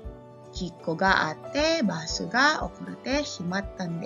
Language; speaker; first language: Japanese; non-native, fluent; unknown